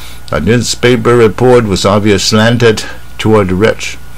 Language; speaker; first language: English; non-native, fluent; Chinese